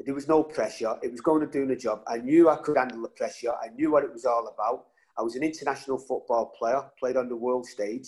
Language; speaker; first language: English; native; English